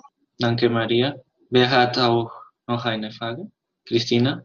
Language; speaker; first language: German; non-native, learner; Spanish